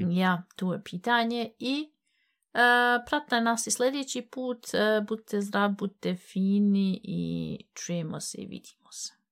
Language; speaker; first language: Bosnian; early bilingual, heritage; Bosnian